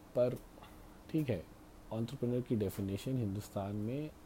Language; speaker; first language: Hindi; native; Hindi